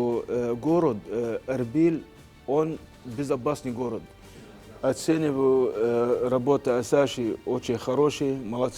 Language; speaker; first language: Russian; non-native, fluent; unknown